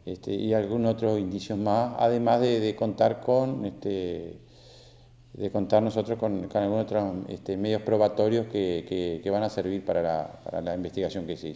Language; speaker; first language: Spanish; native; Spanish